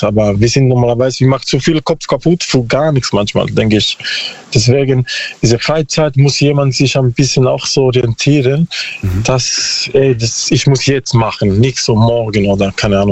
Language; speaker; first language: German; non-native, learner; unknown